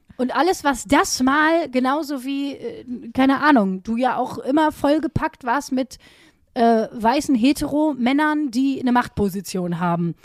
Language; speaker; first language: German; native; German